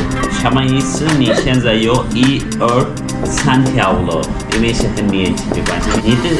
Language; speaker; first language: Chinese; non-native, fluent; Turkish